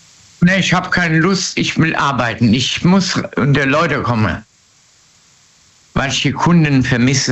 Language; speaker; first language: German; native; German